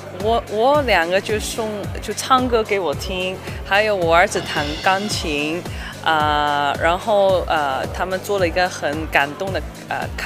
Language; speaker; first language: Chinese; non-native, local second language; Cantonese